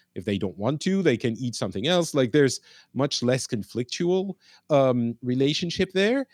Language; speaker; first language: English; non-native, fluent; Arabic